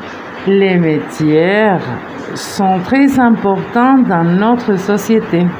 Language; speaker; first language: French; non-native, fluent; Spanish